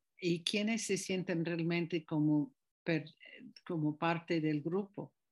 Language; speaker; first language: Spanish; non-native, fluent; English